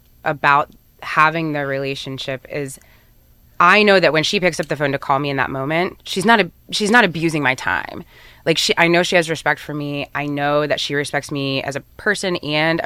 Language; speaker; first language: English; native; English